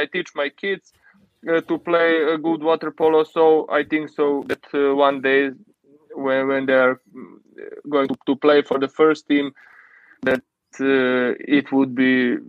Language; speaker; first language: English; non-native, learner; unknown